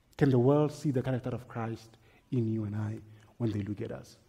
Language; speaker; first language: English; non-native, local second language; Northern Sotho